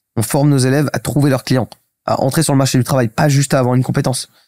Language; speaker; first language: French; native; French